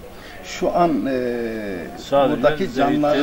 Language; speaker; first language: Turkish; native; Turkish